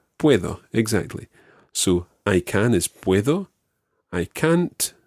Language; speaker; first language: Spanish; non-native, fluent; English